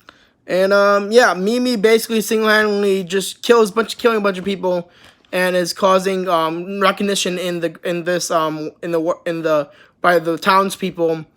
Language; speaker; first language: English; native; English